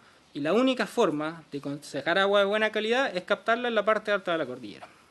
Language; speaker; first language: Spanish; native; Spanish